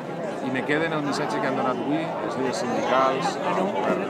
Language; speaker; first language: Catalan; native; Catalan